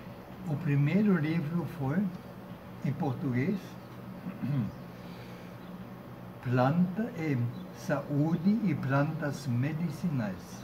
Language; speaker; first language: Portuguese; non-native, fluent; German